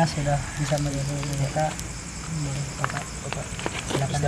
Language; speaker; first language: Indonesian; native; Indonesian